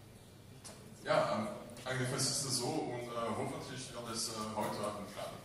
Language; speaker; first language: German; non-native, fluent; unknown